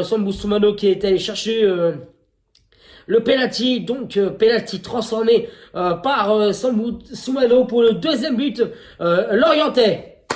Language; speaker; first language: French; native; French